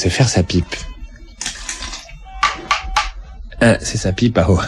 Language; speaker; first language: French; native; French